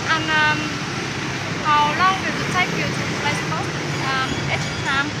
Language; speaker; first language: English; non-native, learner; Vietnamese